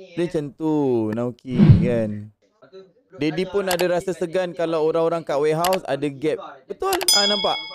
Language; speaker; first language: Malay; native; Malay